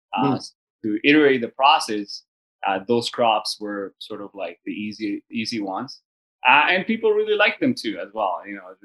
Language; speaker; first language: English; early bilingual, other home language; Spanish